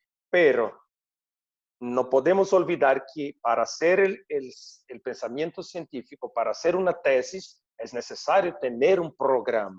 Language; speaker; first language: Spanish; non-native, fluent; Portuguese